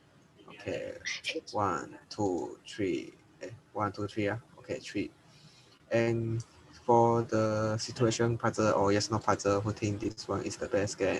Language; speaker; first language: English; non-native, learner; Chinese